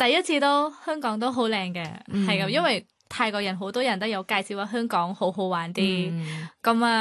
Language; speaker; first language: Cantonese; non-native, fluent; Thai